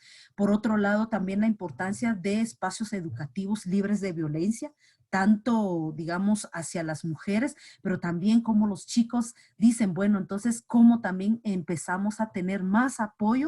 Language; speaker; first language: Spanish; native; Spanish